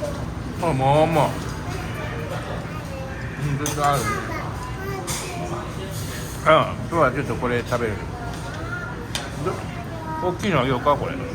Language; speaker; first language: Japanese; native; Japanese